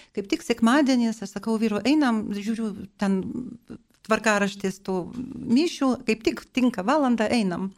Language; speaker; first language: Lithuanian; non-native, local second language; Polish